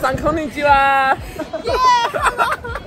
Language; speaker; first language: Japanese; non-native, learner; Chinese